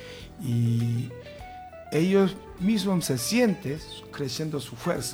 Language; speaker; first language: Spanish; non-native, learner; Korean